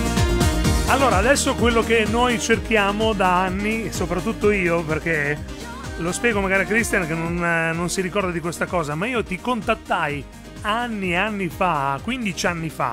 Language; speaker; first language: Italian; native; Italian